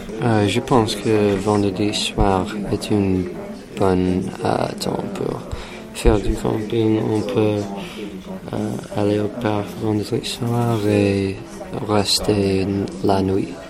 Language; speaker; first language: French; non-native, learner; English